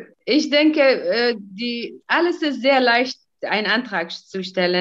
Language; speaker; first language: German; non-native, fluent; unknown